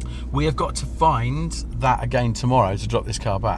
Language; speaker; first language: English; native; English